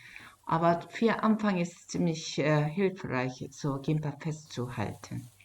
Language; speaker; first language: German; non-native, fluent; Korean